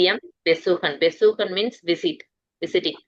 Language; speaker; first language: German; non-native, learner; Tamil